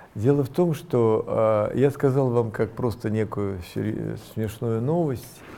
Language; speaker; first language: Russian; native; Russian